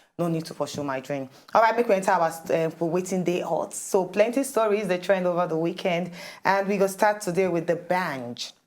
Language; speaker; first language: Nigerian Pidgin; native; Nigerian Pidgin